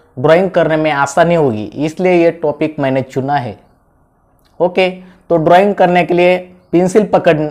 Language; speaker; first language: Hindi; non-native, local second language; Marathi